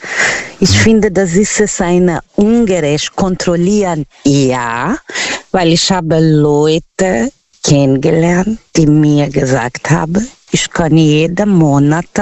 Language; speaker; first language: German; non-native, learner; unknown